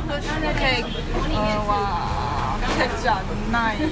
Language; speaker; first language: Japanese; non-native, learner; Chinese